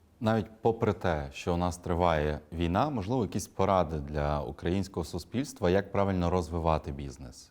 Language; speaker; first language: Ukrainian; native; Ukrainian